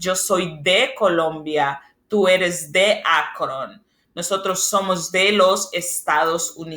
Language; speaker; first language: Spanish; non-native, fluent; English